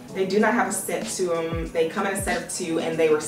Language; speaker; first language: English; native; English